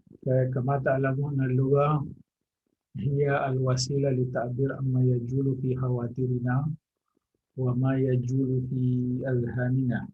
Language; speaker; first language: Arabic; non-native, fluent; Indonesian